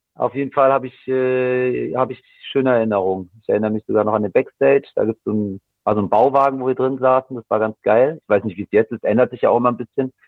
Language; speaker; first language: German; native; German